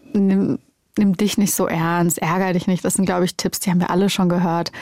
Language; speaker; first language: German; early bilingual, other home language; Romanian